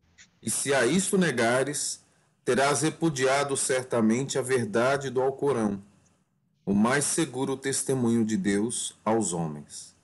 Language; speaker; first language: Portuguese; native; Portuguese